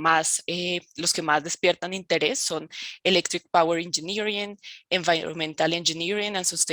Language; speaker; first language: Spanish; native; Spanish